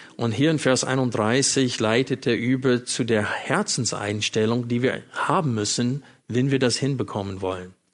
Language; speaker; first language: German; non-native, fluent; English